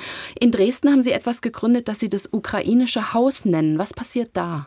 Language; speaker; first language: German; native; German